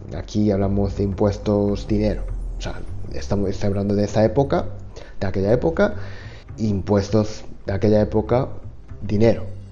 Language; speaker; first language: Spanish; non-native, fluent; Japanese